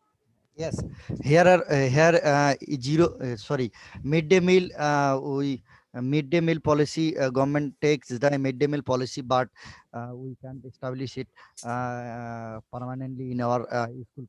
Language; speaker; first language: English; non-native, learner; Bangla